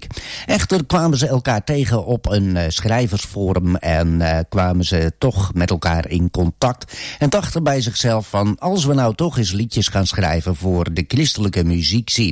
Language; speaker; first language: Dutch; native; Dutch